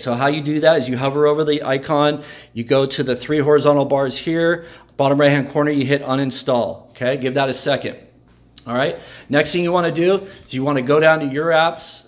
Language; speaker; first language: English; native; English